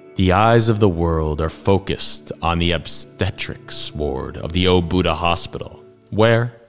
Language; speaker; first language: English; native; English